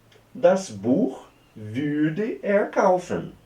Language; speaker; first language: German; non-native, fluent; Portuguese